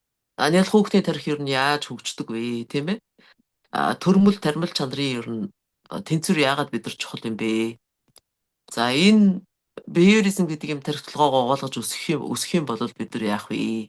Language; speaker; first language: Mongolian; native; Mongolian